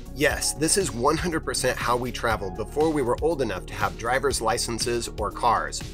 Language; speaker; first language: English; native; English